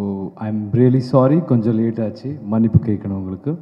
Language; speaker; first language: Tamil; non-native, learner; Kannada